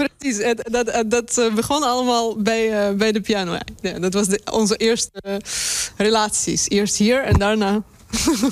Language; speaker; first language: Dutch; non-native, fluent; Russian